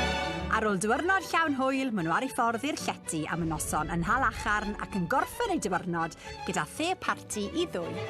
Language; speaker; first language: Welsh; native; Welsh